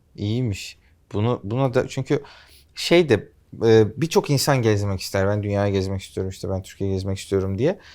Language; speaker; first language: Turkish; native; Turkish